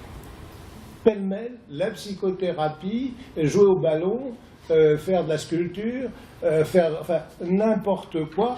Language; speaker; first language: French; native; French